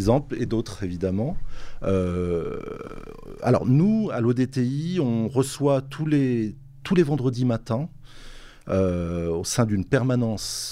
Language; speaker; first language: French; native; French